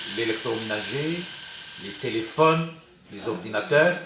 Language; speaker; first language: French; non-native, local second language; Arabic